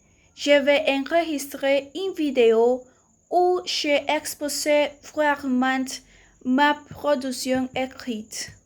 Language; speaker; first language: French; non-native, learner; Spanish